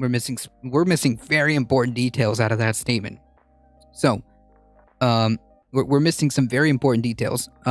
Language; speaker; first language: English; native; English